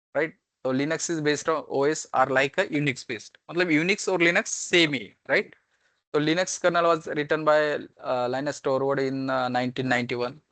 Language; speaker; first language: Hindi; non-native, local second language; Marathi